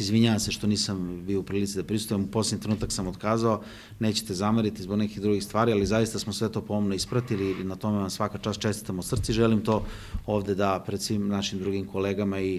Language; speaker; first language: Bosnian; native; Bosnian